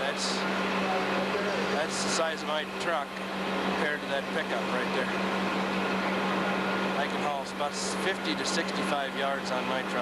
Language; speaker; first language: English; native; English